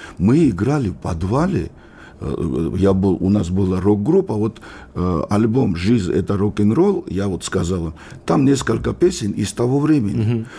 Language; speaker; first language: Russian; non-native, local second language; Georgian